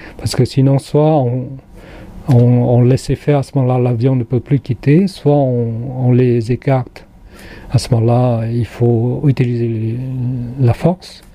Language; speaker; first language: French; non-native, local second language; Khmer